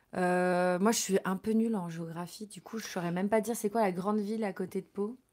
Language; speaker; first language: French; native; French